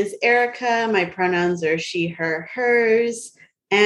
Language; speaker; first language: English; native; English